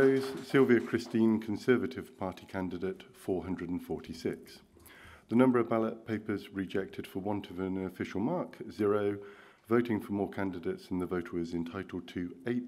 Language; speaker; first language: English; native; English